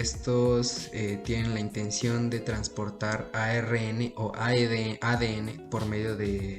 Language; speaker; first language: Spanish; native; Spanish